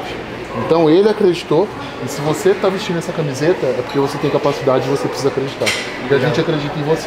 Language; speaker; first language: Portuguese; native; Portuguese